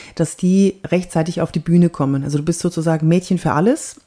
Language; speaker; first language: German; native; German